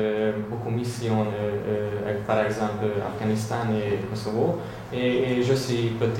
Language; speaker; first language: French; non-native, learner; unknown